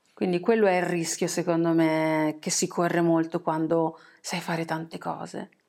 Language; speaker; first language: Italian; early bilingual, other home language; English